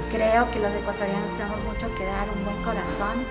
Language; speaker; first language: Spanish; native; Spanish